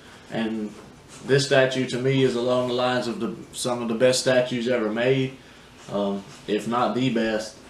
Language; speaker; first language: English; native; English